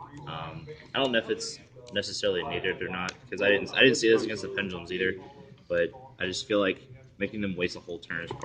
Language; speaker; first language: English; native; English